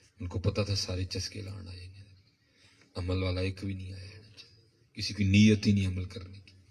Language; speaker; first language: Urdu; non-native, local second language; Punjabi